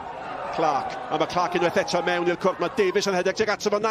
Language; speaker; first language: Welsh; native; Welsh